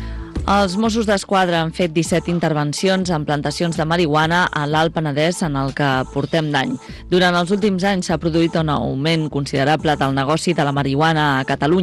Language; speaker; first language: Catalan; native; Catalan